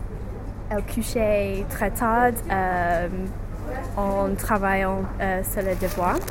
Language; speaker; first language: French; non-native, learner; English